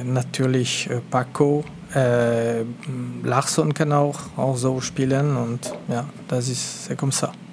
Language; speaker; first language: German; non-native, local second language; French